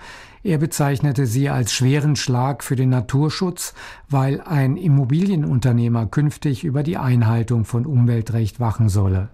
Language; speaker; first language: German; native; German